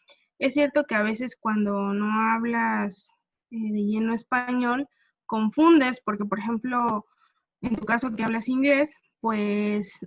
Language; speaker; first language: Spanish; non-native, fluent; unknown